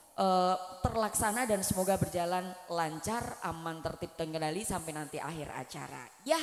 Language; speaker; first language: Indonesian; non-native, local second language; Javanese